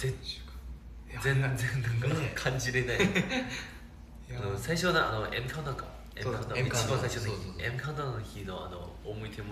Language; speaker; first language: Japanese; non-native, fluent; Chinese